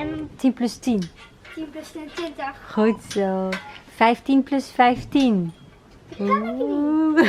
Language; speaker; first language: Dutch; early bilingual, other home language; Turkish